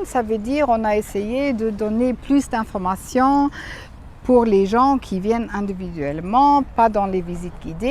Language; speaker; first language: French; non-native, fluent; German